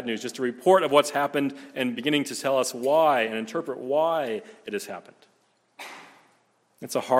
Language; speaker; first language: English; native; English